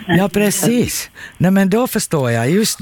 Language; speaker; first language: Swedish; native; Swedish